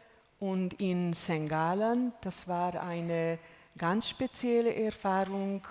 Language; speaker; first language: German; non-native, fluent; Hungarian